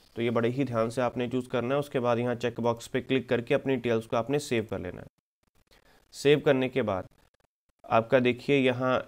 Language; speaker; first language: Hindi; non-native, local second language; Punjabi